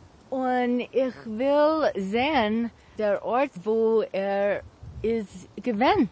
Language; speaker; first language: German; non-native, learner; English